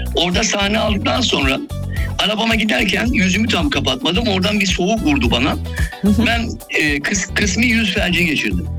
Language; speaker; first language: Turkish; native; Turkish